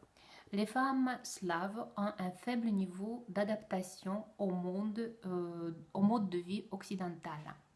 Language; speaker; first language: French; non-native, fluent; Russian